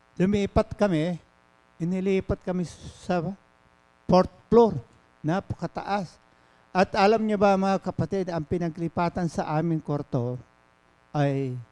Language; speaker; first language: Filipino; non-native, local second language; Pangasinan